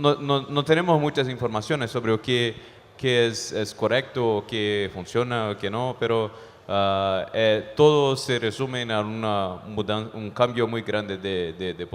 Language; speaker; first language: Spanish; non-native, fluent; Portuguese